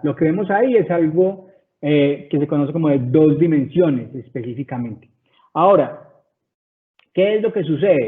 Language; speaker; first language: Spanish; native; Spanish